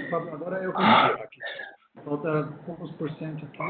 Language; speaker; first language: Portuguese; non-native, fluent; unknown